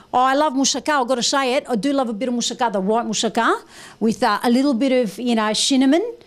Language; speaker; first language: English; early bilingual, other home language; Greek